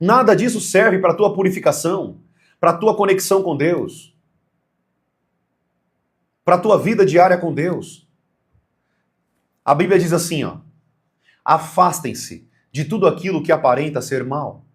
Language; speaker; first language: Portuguese; native; Portuguese